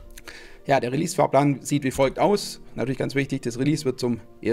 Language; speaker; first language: German; native; German